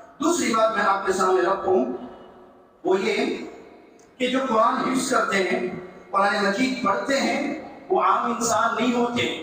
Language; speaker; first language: Urdu; native; Urdu